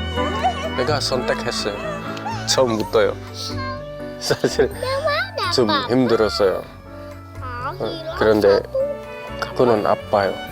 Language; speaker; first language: Korean; non-native, learner; Indonesian